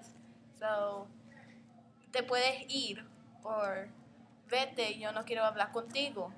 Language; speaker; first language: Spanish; early bilingual, heritage; English